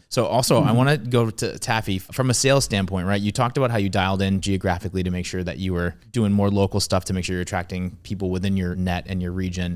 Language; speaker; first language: English; native; English